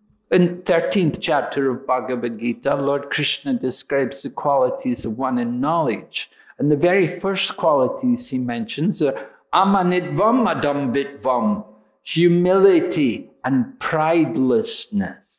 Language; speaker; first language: English; native; English